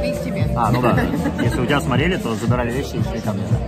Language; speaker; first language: Russian; native; Russian